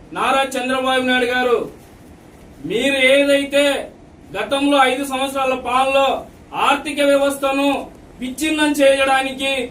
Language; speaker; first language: Telugu; native; Telugu